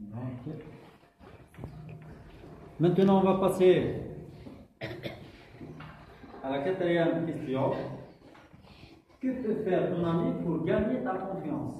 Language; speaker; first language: French; non-native, local second language; Kabyle